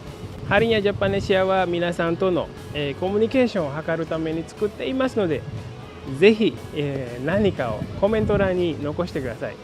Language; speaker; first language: Japanese; non-native, fluent; Indonesian